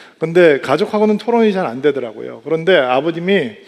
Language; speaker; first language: Korean; native; Korean